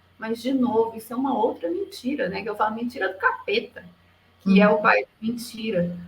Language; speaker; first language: Portuguese; native; Portuguese